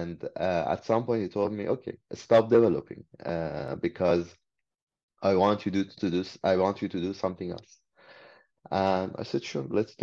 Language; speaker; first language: English; non-native, fluent; Persian